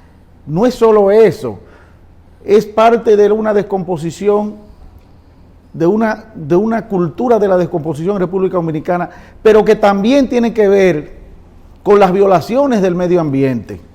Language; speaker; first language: Spanish; native; Spanish